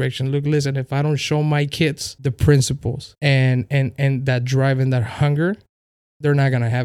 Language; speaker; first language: English; non-native, fluent; Spanish